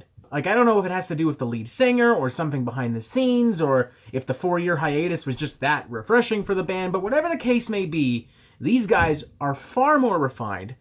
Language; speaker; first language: English; native; English